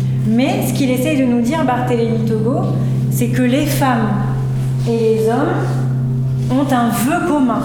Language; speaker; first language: French; native; French